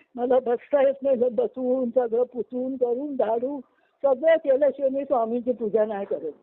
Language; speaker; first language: Marathi; non-native, local second language; Telugu